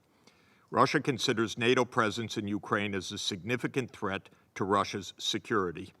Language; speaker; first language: English; native; English